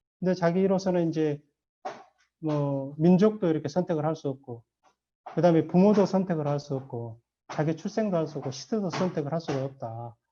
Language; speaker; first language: Korean; native; Korean